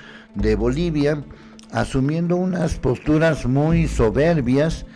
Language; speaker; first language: Spanish; native; Spanish